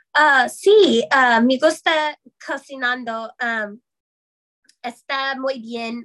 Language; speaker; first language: Spanish; non-native, learner; English